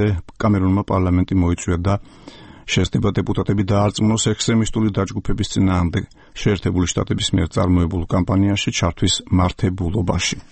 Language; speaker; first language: Georgian; native; Georgian